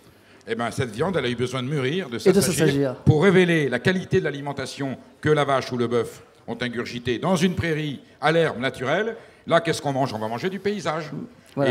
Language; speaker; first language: French; native; French